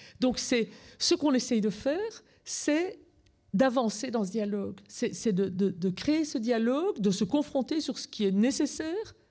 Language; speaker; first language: French; native; French